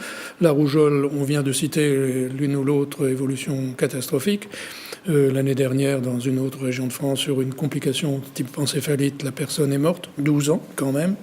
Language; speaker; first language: French; native; French